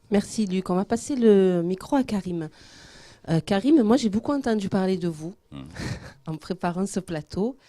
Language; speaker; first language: French; native; French